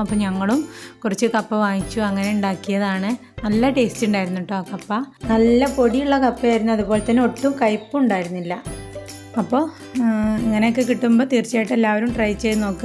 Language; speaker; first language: Malayalam; native; Malayalam